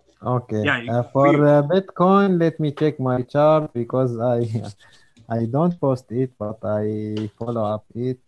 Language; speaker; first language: English; non-native, learner; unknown